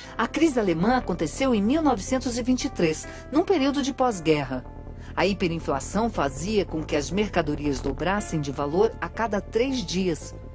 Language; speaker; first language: Portuguese; native; Portuguese